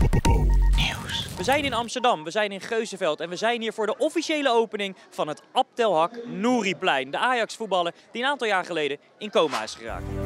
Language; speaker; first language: Dutch; native; Dutch